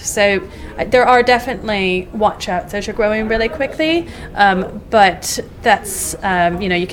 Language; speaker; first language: English; native; English